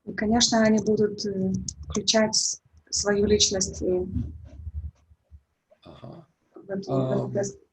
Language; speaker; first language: Russian; native; Russian